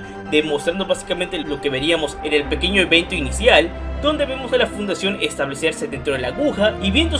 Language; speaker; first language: Spanish; native; Spanish